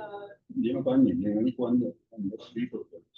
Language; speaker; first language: Chinese; native; Chinese